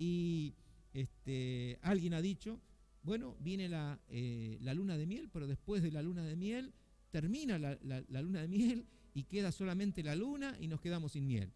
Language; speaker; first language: Spanish; native; Spanish